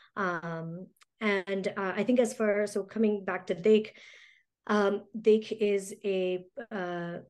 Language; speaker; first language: English; early bilingual, other home language; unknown